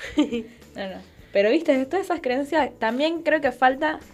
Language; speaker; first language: Spanish; native; Spanish